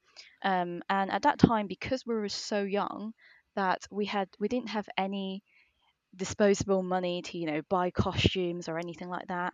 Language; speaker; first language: English; native; English